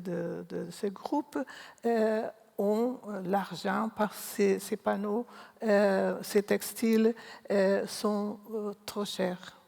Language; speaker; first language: French; non-native, learner; Portuguese